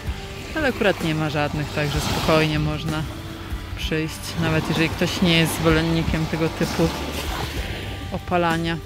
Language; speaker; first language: Polish; native; Polish